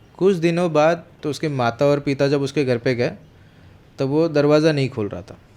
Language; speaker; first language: Hindi; non-native, local second language; Marathi